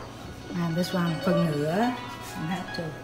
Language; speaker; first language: English; non-native, learner; Vietnamese